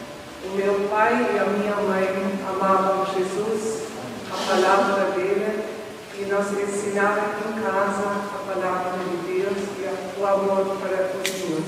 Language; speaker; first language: Portuguese; non-native, fluent; German